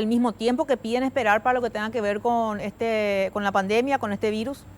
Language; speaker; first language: Spanish; native; Spanish